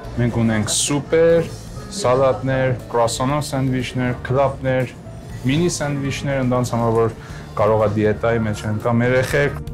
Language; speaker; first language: Armenian; early bilingual, heritage; Armenian